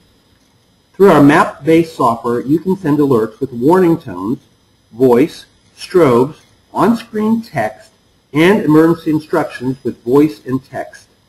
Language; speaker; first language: English; native; English